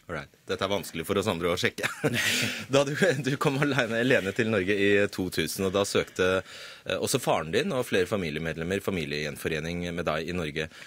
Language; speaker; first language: Norwegian; native; Norwegian